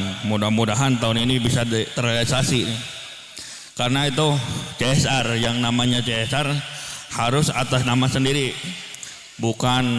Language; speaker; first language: Indonesian; native; Indonesian